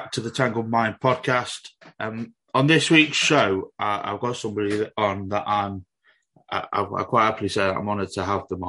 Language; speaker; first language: English; native; English